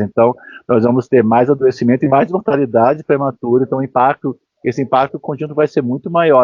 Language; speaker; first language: Portuguese; native; Portuguese